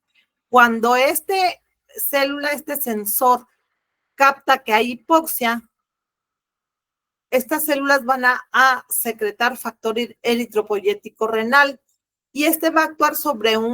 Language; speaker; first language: Spanish; native; Spanish